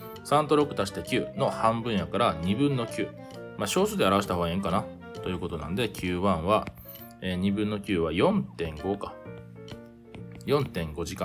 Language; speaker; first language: Japanese; native; Japanese